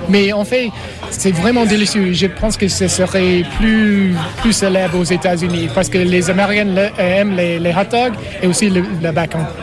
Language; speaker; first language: French; non-native, fluent; English